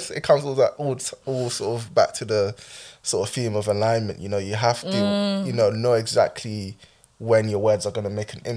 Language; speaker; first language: English; native; English